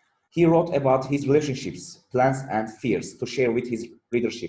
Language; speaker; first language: English; non-native, fluent; Turkish